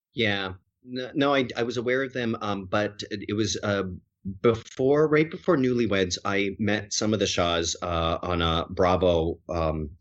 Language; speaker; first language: English; native; English